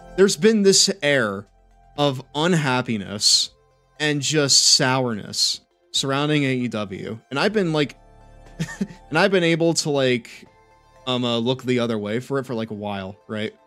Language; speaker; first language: English; native; English